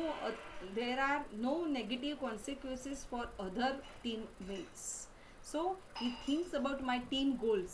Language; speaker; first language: English; non-native, local second language; Gujarati